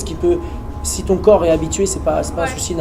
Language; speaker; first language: French; native; French